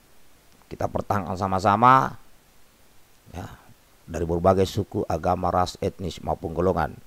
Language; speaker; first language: Indonesian; native; Indonesian